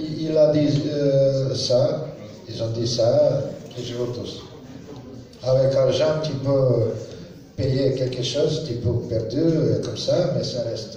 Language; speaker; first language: French; non-native, learner; Serbian